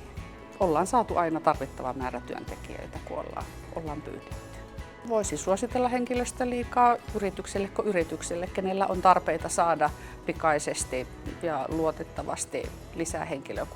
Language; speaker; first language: Finnish; native; Finnish